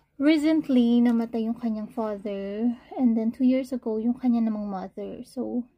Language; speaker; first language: English; non-native, local second language; Filipino